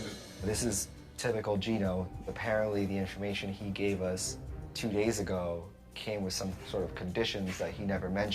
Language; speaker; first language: English; native; English